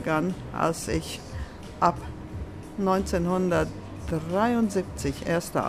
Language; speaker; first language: German; early bilingual, other home language; Latvian